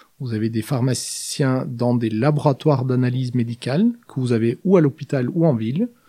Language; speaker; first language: French; non-native, fluent; Norwegian